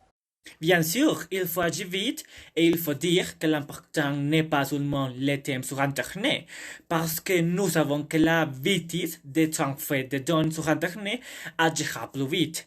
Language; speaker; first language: French; non-native, learner; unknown